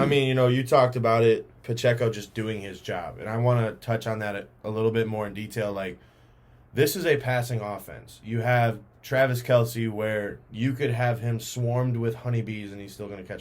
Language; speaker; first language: English; native; English